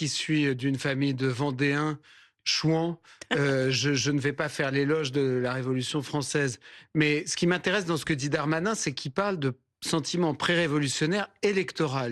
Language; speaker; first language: French; native; French